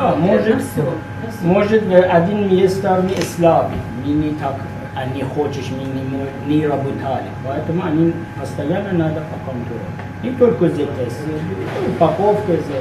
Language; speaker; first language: Russian; non-native, learner; Persian